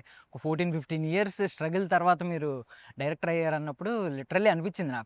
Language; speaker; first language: Telugu; native; Telugu